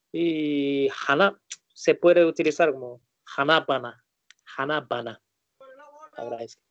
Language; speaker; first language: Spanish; non-native, learner; Japanese